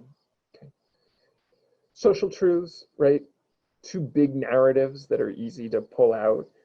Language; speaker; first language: English; native; English